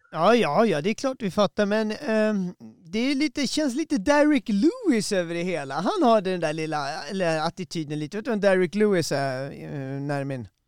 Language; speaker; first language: Swedish; native; Swedish